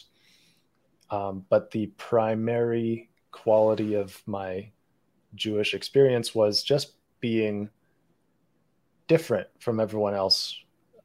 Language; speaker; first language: English; native; English